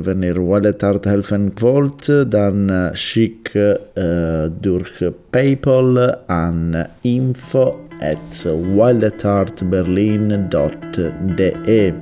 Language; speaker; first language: German; non-native, learner; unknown